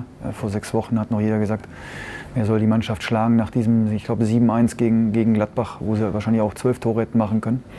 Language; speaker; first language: German; native; German